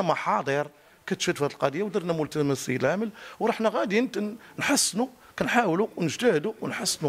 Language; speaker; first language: Arabic; native; Arabic